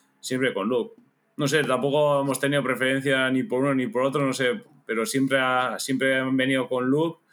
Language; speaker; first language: Spanish; native; Spanish